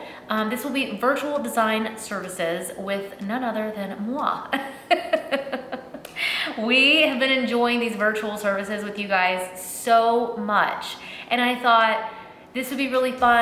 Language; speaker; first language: English; native; English